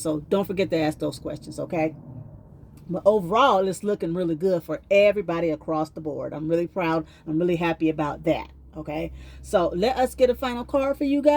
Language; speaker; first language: English; native; English